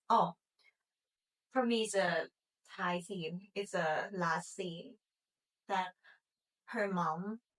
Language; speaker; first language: English; non-native, learner; Thai